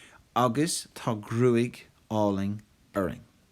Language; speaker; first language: Irish; non-native, local second language; English